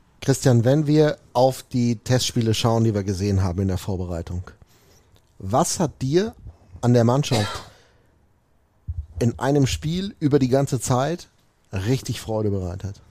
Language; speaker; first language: German; native; German